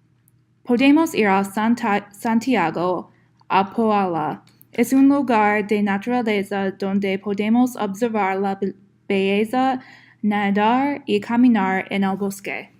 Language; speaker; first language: Spanish; non-native, learner; English